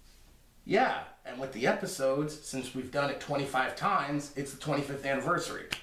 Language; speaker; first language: English; native; English